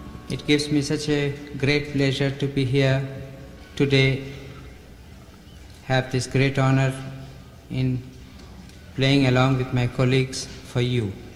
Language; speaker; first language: English; non-native, local second language; Bangla